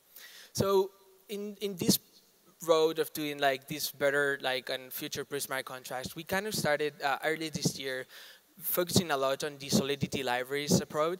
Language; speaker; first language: English; non-native, fluent; Spanish